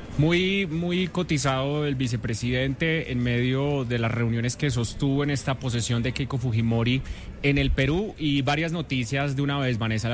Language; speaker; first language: Spanish; native; Spanish